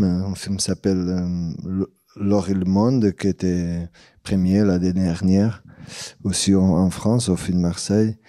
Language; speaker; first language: French; non-native, fluent; Portuguese